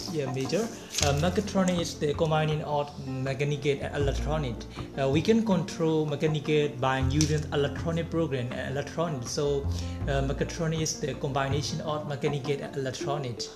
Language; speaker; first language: English; non-native, learner; Burmese